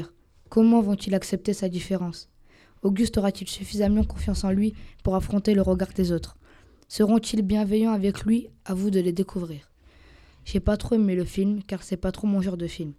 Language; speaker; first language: French; native; French